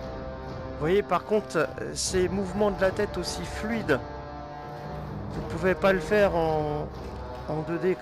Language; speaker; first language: French; native; French